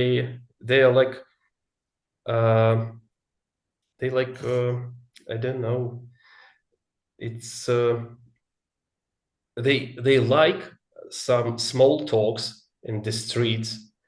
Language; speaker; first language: English; non-native, learner; Russian